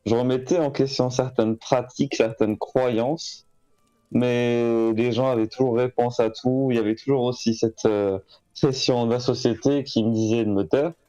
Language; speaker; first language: French; non-native, local second language; Arabic